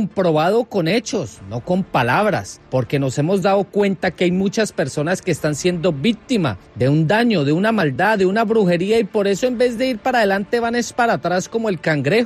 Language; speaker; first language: Spanish; native; Spanish